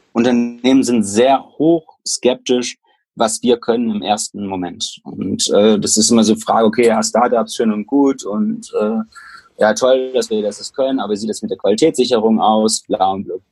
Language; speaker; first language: German; native; German